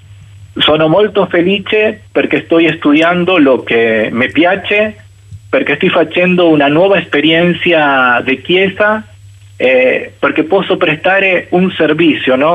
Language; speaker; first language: Italian; non-native, fluent; Spanish